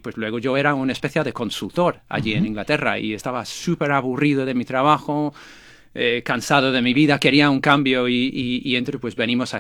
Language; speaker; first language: Spanish; non-native, fluent; English